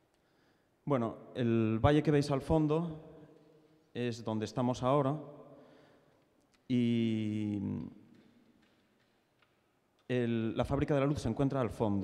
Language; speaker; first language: Spanish; native; Spanish